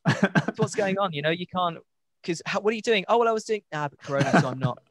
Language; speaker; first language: English; native; English